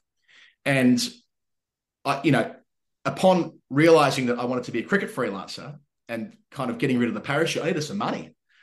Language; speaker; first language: English; native; English